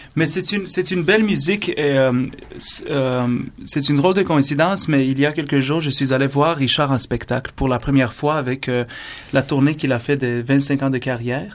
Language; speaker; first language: French; early bilingual, other home language; Romanian